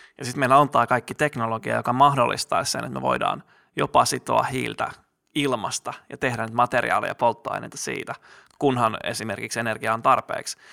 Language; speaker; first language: Finnish; native; Finnish